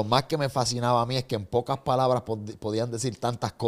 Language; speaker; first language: Spanish; native; Spanish